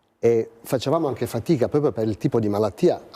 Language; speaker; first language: Italian; native; Italian